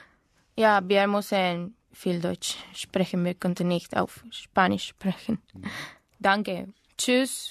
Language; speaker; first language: German; non-native, learner; Spanish